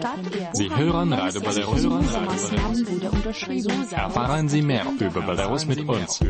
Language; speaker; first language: German; non-native, fluent; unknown